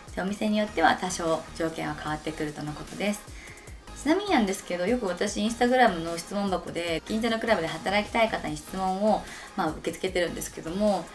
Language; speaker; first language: Japanese; native; Japanese